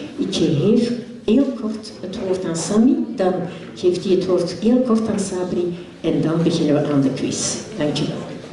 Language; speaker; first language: Dutch; native; Dutch